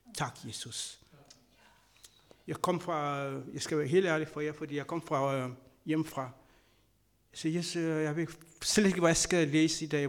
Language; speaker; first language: Danish; non-native, fluent; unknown